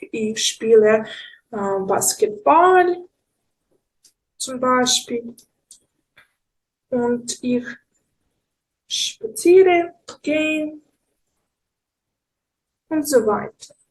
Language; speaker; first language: German; non-native, learner; Ukrainian